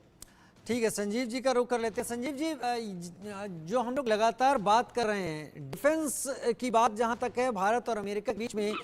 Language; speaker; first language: Hindi; native; Hindi